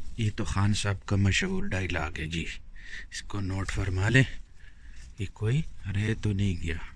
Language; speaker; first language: Urdu; native; Urdu